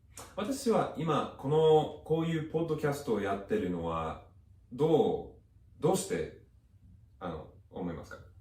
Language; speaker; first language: Japanese; non-native, fluent; English